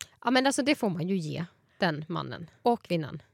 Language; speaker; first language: Swedish; native; Swedish